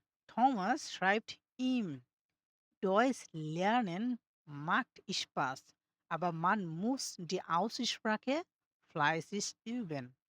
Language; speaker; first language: German; non-native, learner; Bangla